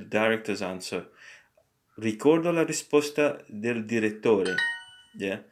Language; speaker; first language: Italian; non-native, learner; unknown